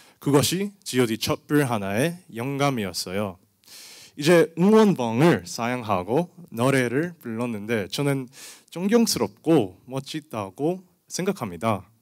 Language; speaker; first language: Korean; non-native, learner; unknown